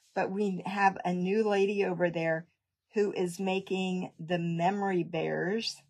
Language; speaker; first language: English; native; English